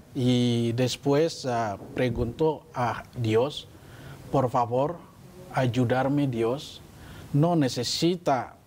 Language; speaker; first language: Spanish; non-native, learner; Indonesian